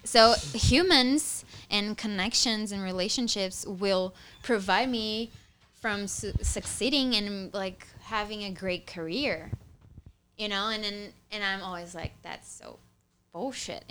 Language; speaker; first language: English; non-native, fluent; Portuguese